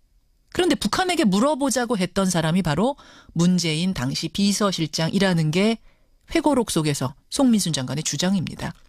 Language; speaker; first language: Korean; native; Korean